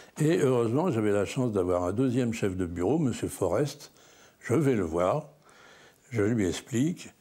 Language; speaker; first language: French; native; French